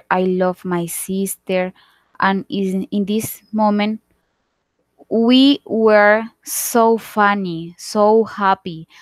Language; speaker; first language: English; non-native, learner; Spanish